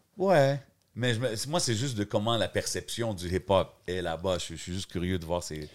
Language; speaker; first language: French; native; French